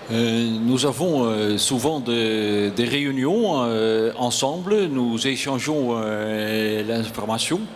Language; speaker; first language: French; non-native, learner; Dutch